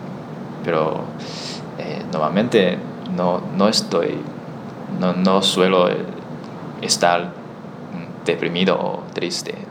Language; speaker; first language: Spanish; non-native, learner; Chinese